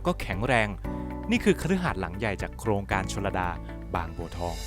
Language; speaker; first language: Thai; native; Thai